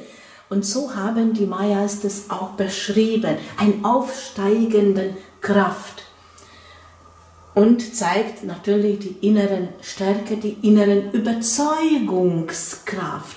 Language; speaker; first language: German; non-native, fluent; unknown